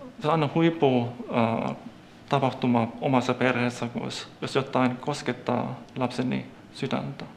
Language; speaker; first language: Finnish; non-native, fluent; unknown